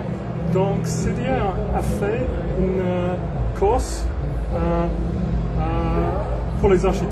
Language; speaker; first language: French; non-native, learner; English